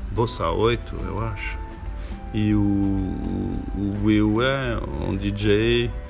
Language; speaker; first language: Portuguese; non-native, fluent; French